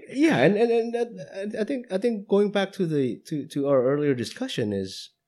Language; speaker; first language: English; non-native, fluent; Indonesian